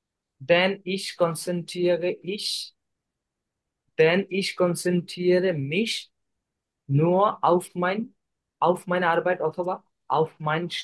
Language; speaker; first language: German; non-native, learner; Bangla